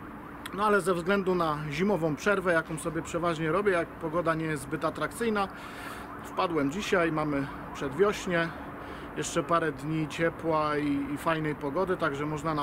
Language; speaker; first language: Polish; native; Polish